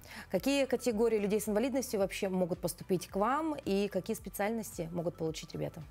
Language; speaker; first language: Russian; native; Russian